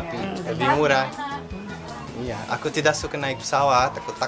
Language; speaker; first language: Indonesian; non-native, fluent; Portuguese